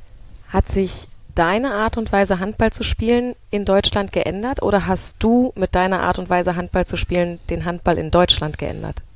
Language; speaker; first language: German; native; German